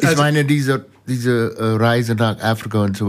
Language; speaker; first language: German; non-native, fluent; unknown